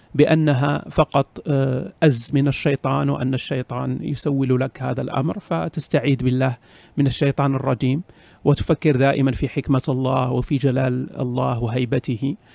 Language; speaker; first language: Arabic; native; Arabic